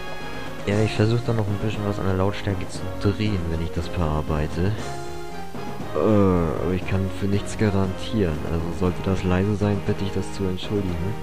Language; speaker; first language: German; native; German